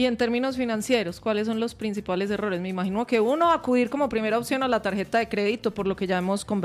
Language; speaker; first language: Spanish; native; Spanish